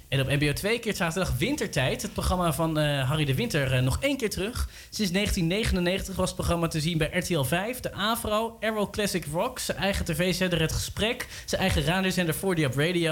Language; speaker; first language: Dutch; native; Dutch